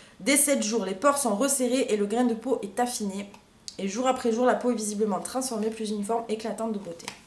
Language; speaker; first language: French; native; French